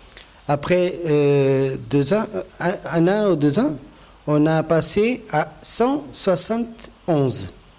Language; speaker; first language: French; non-native, fluent; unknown